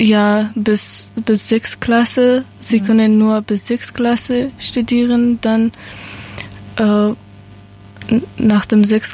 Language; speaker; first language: German; non-native, learner; Persian